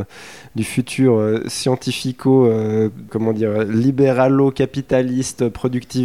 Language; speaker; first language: French; native; French